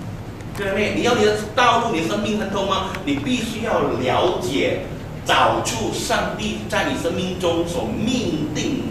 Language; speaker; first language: Chinese; native; Chinese